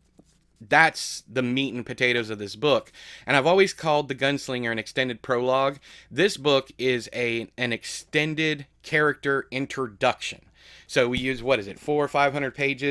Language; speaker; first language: English; native; English